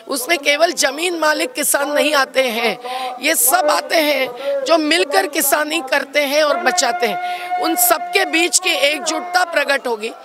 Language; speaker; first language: Hindi; non-native, local second language; Marathi